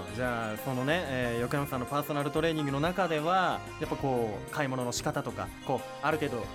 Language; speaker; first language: Japanese; native; Japanese